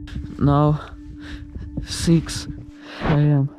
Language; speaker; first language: English; non-native, learner; Russian